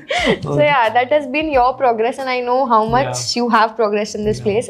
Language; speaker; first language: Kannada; non-native, local second language; Konkani